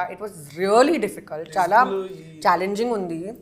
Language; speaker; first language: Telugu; non-native, local second language; Hindi